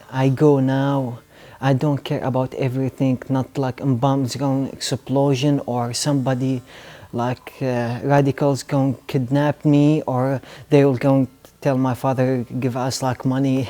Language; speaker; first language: English; non-native, learner; Arabic